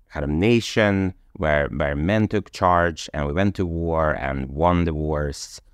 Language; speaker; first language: English; non-native, fluent; Swedish